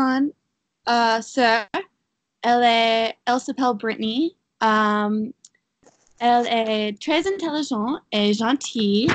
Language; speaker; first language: French; non-native, learner; English